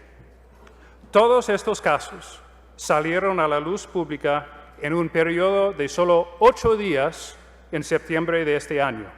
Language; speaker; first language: Spanish; non-native, fluent; English